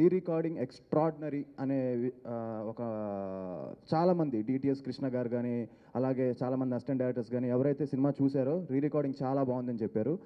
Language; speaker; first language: Telugu; native; Telugu